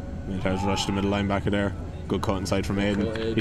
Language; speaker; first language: English; native; English